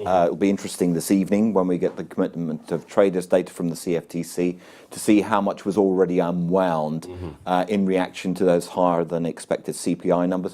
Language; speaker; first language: English; native; English